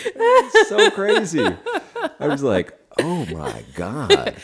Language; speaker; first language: English; native; English